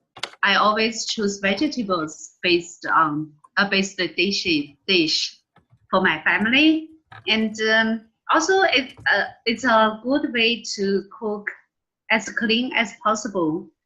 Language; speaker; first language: English; non-native, learner; Chinese